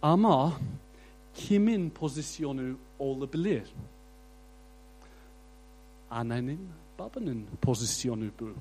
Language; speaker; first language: Turkish; non-native, fluent; English